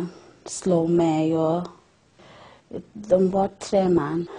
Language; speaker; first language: Swedish; non-native, learner; Persian